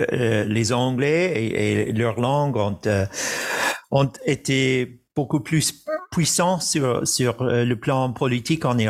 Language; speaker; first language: French; non-native, fluent; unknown